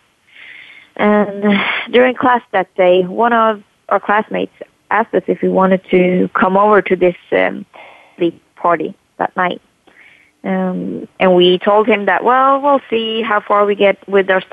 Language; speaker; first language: English; non-native, fluent; Norwegian